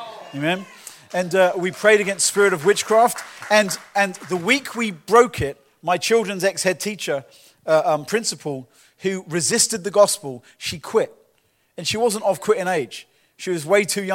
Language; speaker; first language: English; native; English